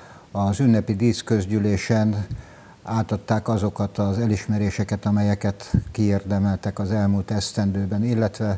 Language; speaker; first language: Hungarian; native; Hungarian